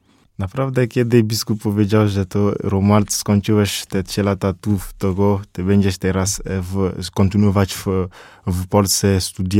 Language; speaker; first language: Polish; non-native, learner; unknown